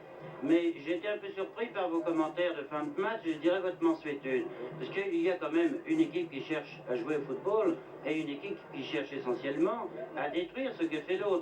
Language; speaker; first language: French; native; French